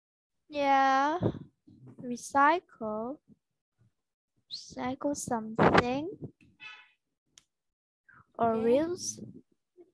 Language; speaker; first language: English; non-native, learner; Vietnamese